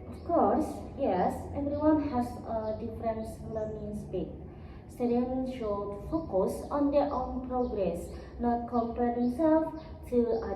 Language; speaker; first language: English; non-native, learner; Indonesian